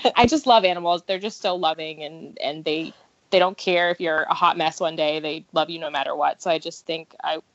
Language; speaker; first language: English; native; English